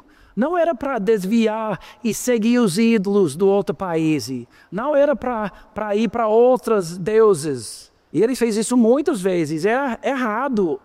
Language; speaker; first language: Portuguese; non-native, fluent; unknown